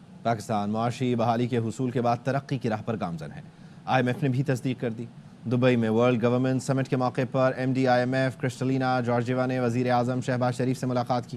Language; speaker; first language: Urdu; native; Urdu